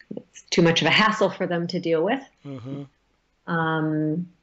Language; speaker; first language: English; native; English